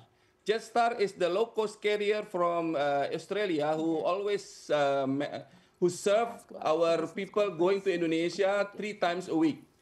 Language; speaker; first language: English; non-native, fluent; Indonesian